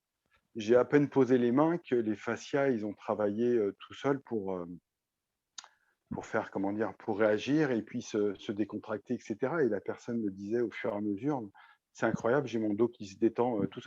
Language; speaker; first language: French; native; French